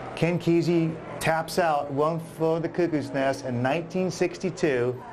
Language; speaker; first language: English; native; English